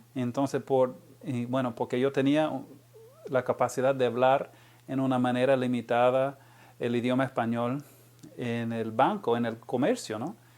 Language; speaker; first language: Spanish; non-native, fluent; English